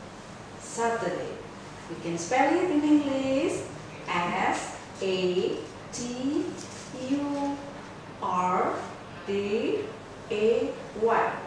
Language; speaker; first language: English; non-native, fluent; Indonesian